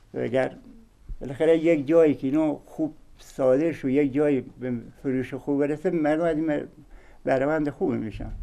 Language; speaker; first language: Persian; native; Persian